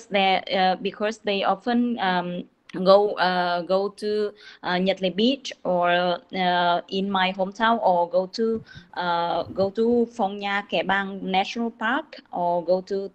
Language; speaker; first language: English; non-native, learner; Vietnamese